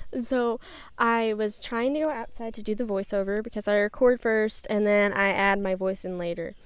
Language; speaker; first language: English; native; English